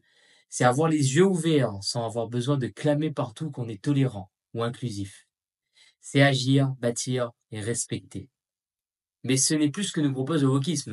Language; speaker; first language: French; native; French